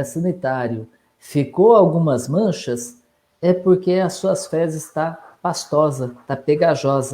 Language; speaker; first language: Portuguese; native; Portuguese